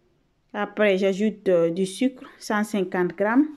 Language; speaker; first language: French; non-native, fluent; Italian